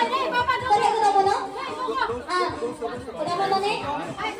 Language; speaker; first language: Japanese; non-native, fluent; Filipino